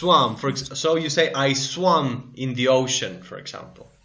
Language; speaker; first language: English; non-native, fluent; Spanish